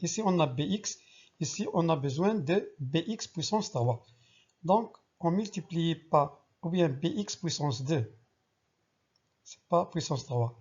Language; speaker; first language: French; non-native, local second language; Arabic